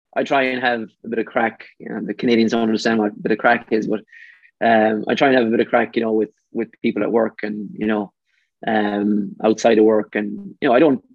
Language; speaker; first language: English; native; English